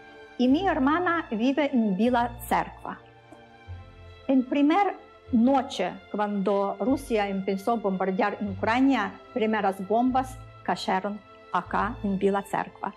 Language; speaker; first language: Spanish; non-native, learner; Ukrainian